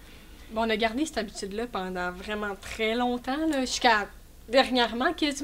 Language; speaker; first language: French; native; French